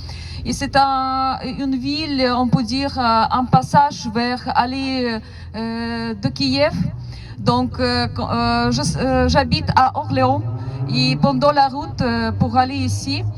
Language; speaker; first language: French; non-native, fluent; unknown